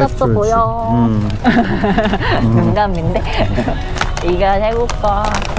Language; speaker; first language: Korean; non-native, learner; Thai